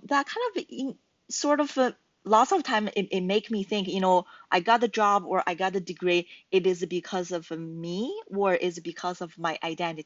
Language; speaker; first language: English; non-native, fluent; Chinese